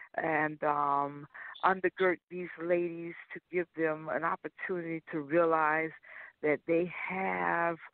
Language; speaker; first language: English; native; English